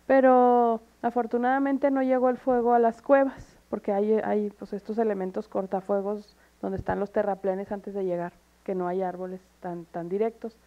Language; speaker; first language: Spanish; native; Spanish